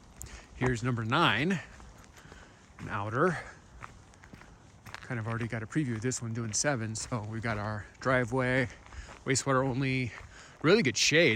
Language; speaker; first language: English; native; English